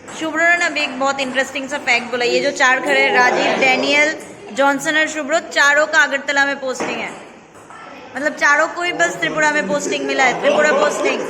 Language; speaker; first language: Hindi; non-native, local second language; Bangla